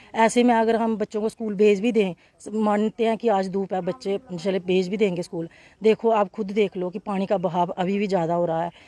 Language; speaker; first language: Hindi; native; Hindi